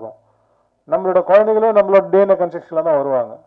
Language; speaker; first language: Tamil; native; Tamil